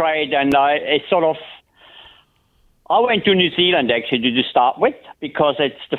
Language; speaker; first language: English; non-native, fluent; German